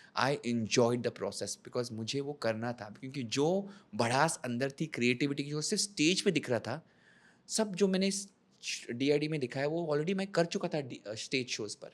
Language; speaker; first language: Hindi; non-native, local second language; Konkani